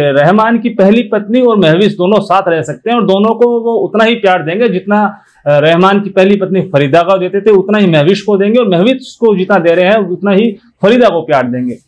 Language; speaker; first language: Hindi; native; Hindi